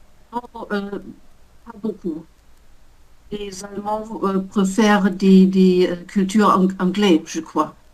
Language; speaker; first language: French; non-native, learner; German